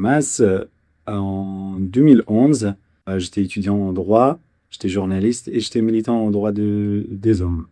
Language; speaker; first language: French; non-native, fluent; Kurdish